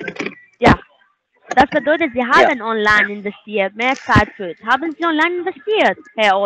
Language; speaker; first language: German; non-native, learner; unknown